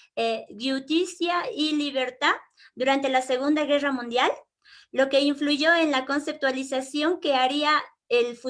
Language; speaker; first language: Spanish; native; Spanish